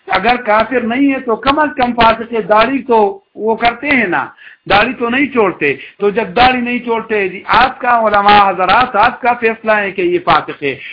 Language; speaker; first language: Urdu; non-native, local second language; Pashto